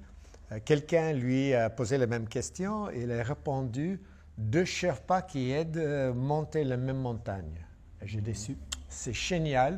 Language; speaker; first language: French; non-native, fluent; English